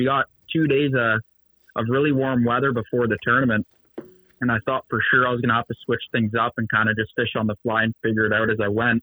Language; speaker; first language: English; native; English